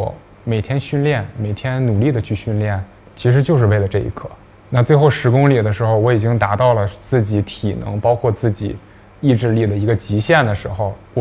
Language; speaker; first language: Chinese; native; Chinese